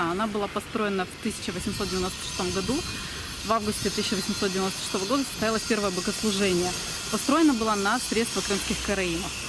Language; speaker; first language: Russian; native; Russian